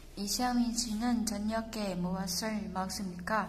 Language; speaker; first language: Korean; non-native, fluent; Vietnamese